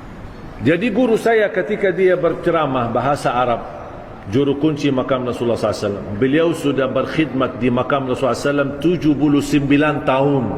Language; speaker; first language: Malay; non-native, fluent; Arabic